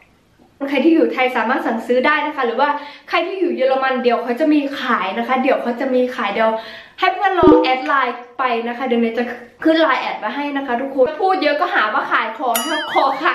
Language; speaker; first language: Thai; native; Thai